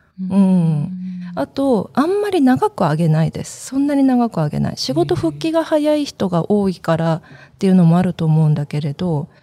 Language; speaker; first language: Japanese; early bilingual, other home language; Korean